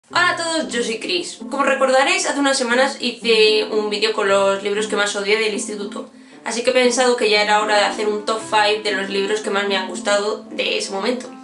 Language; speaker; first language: Spanish; native; Spanish